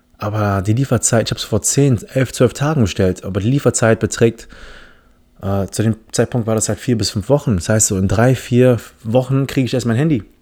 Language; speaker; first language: German; early bilingual, other home language; English